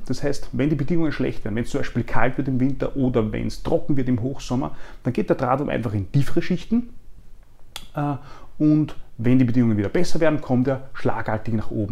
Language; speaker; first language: German; native; German